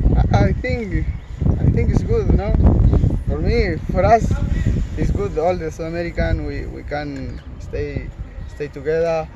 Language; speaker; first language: English; non-native, learner; Spanish